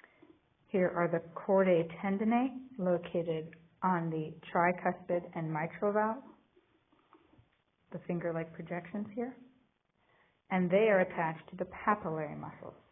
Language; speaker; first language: English; native; English